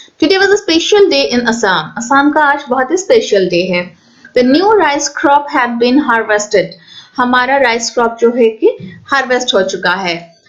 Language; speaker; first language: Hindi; non-native, local second language; Assamese